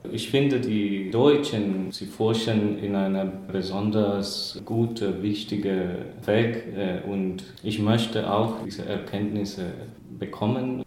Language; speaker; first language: German; non-native, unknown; Spanish